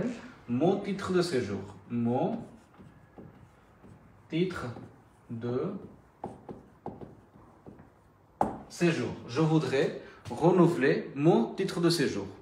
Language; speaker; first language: French; non-native, fluent; Bangla